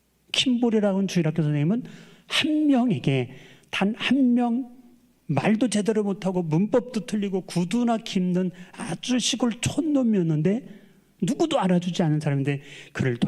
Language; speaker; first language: Korean; native; Korean